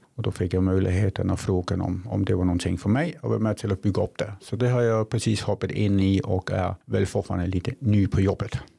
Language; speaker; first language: Swedish; non-native, fluent; Danish